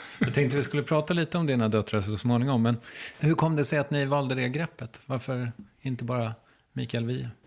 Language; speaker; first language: Swedish; native; Swedish